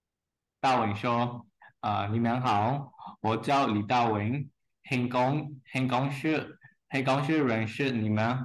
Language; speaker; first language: Chinese; non-native, learner; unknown